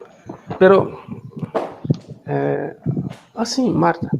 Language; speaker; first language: Spanish; non-native, learner; Portuguese